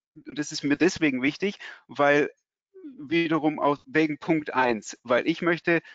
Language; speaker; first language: German; native; German